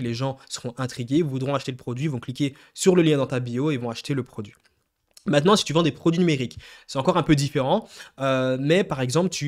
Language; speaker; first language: French; native; French